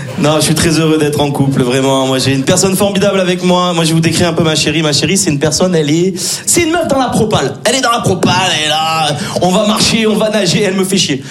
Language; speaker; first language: French; native; French